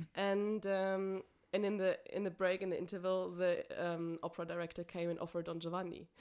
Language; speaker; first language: English; non-native, fluent; German